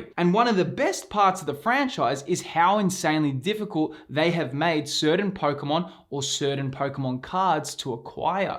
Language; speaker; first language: English; native; English